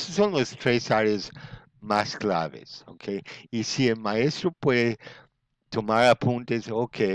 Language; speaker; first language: Spanish; non-native, fluent; English